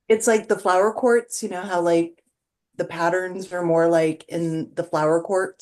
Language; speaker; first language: English; native; English